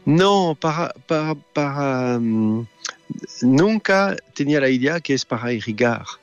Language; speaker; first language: Spanish; non-native, learner; French